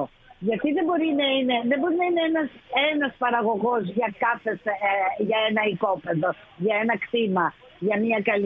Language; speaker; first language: Greek; native; Greek